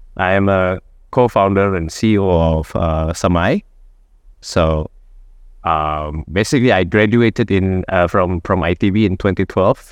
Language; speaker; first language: English; non-native, fluent; Indonesian